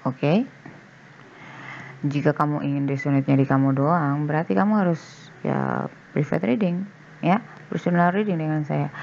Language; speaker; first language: Indonesian; native; Indonesian